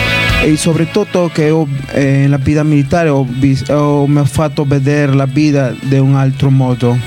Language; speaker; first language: Italian; non-native, learner; Spanish